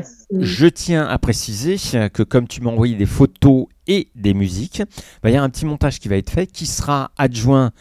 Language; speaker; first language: French; native; French